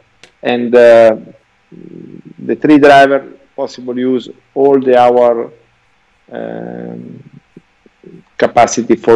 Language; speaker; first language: English; non-native, learner; Italian